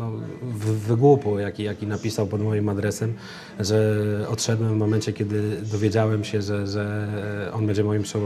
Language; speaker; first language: Polish; native; Polish